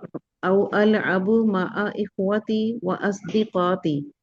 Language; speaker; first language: Arabic; non-native, learner; Urdu